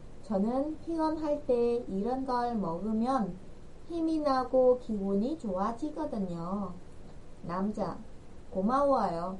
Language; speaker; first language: Korean; non-native, fluent; Vietnamese